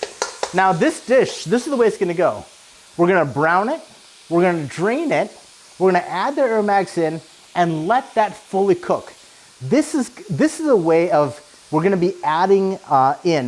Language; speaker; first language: English; native; English